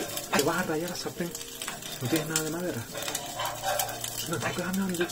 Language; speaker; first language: Spanish; native; Spanish